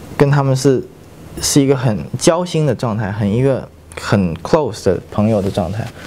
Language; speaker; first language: Chinese; native; Chinese